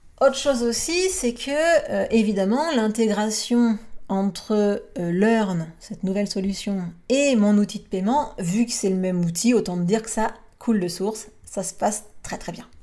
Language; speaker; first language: French; native; French